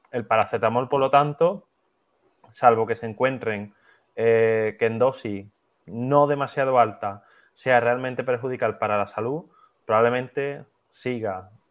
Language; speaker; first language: Spanish; native; Spanish